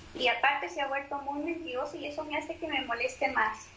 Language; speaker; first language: Spanish; native; Spanish